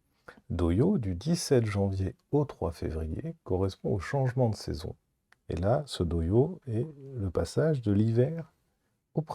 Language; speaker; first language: French; native; French